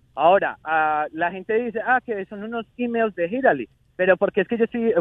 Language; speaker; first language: Spanish; native; Spanish